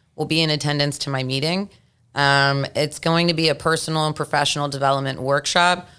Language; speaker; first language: English; native; English